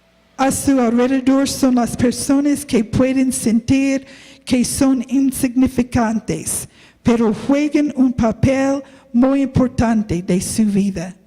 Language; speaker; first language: Spanish; non-native, learner; English